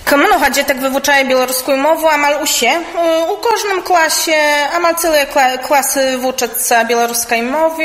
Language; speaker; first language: Belarusian; non-native, local second language; Polish